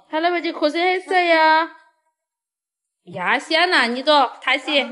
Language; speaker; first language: Korean; non-native, fluent; Chinese